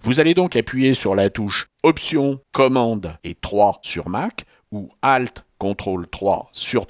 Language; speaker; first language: French; native; French